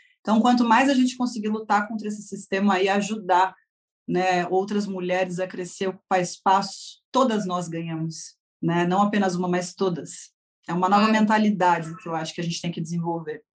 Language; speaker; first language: Portuguese; native; Portuguese